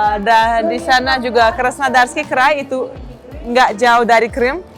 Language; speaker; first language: Indonesian; non-native, fluent; Russian